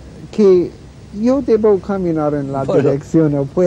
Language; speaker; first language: Spanish; non-native, fluent; English